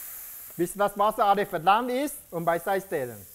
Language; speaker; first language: German; non-native, learner; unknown